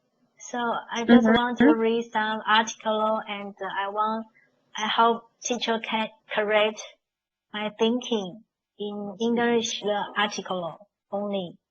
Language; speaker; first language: English; non-native, learner; Chinese